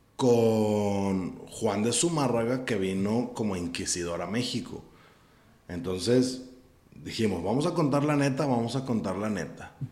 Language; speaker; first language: Spanish; native; Spanish